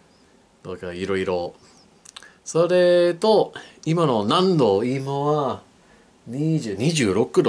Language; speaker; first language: Japanese; non-native, learner; English